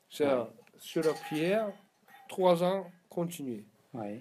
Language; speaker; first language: French; non-native, learner; Japanese